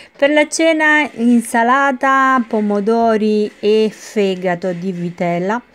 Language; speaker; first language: Italian; non-native, fluent; Romanian